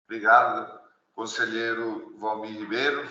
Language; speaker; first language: Portuguese; native; Portuguese